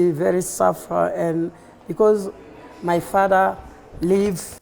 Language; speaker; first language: English; non-native, learner; Bambara